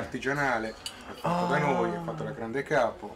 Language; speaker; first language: Italian; native; Italian